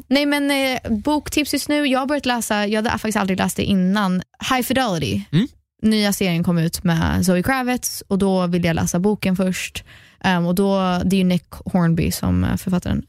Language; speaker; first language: Swedish; early bilingual, heritage; Swedish